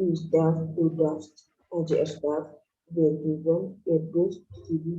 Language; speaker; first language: German; non-native, learner; Indonesian